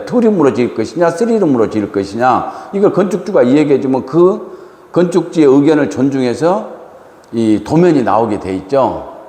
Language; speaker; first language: Korean; native; Korean